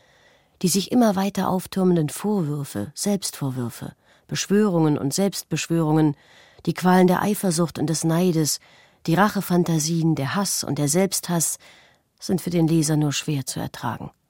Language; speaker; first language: German; native; German